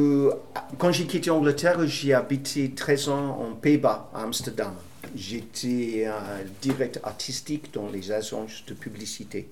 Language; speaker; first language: French; non-native, fluent; English